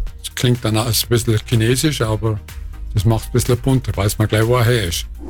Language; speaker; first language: German; native; German